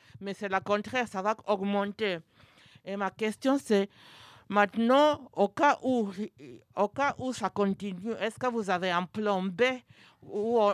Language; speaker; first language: French; non-native, fluent; English